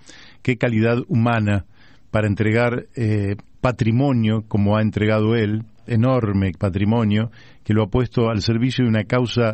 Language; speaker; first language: Spanish; native; Spanish